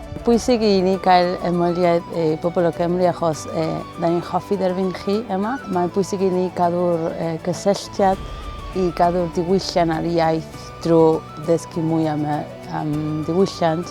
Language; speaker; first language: Welsh; non-native, local second language; Spanish